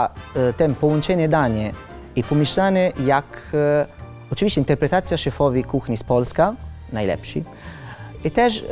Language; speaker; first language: Polish; non-native, learner; Italian